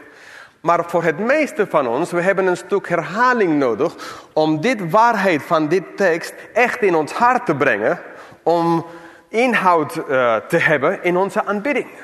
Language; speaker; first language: Dutch; non-native, fluent; English